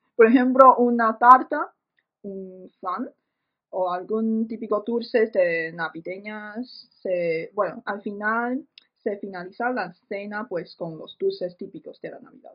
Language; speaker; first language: Spanish; non-native, fluent; Chinese